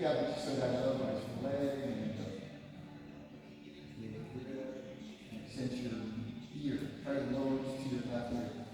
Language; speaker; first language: English; native; English